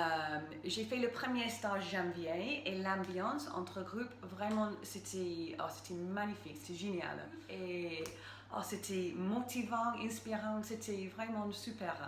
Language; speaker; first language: French; non-native, fluent; English